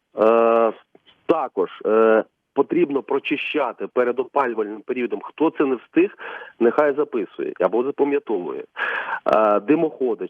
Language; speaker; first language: Ukrainian; native; Ukrainian